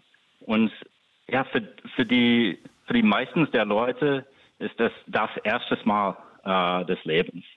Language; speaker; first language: German; non-native, fluent; English